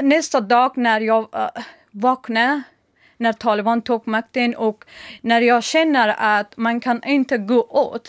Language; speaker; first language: Swedish; non-native, learner; Persian